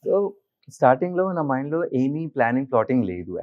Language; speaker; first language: Telugu; non-native, learner; Hindi